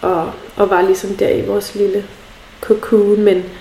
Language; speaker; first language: Danish; native; Danish